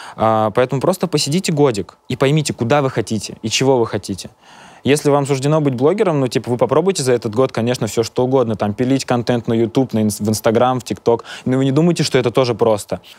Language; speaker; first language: Russian; native; Russian